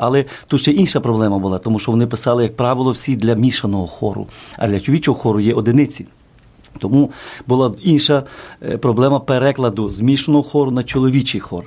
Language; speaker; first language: Ukrainian; native; Ukrainian